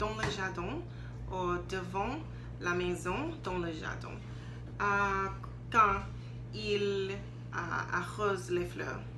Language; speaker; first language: French; non-native, learner; English